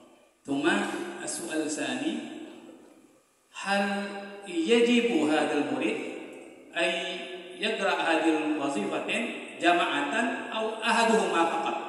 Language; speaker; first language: Arabic; non-native, fluent; Indonesian